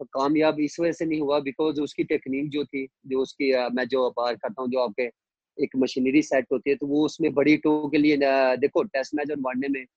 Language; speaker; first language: Urdu; non-native, local second language; Punjabi